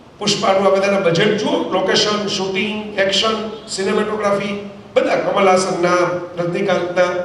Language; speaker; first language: Gujarati; native; Gujarati